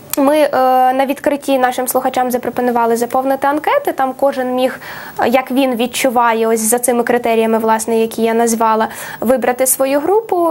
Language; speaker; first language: Ukrainian; native; Ukrainian